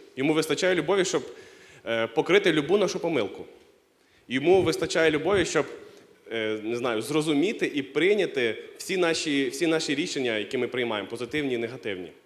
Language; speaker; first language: Ukrainian; non-native, local second language; Russian